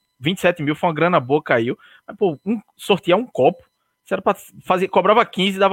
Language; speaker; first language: Portuguese; native; Portuguese